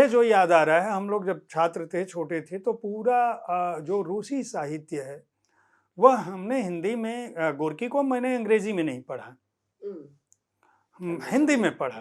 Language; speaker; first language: Hindi; native; Hindi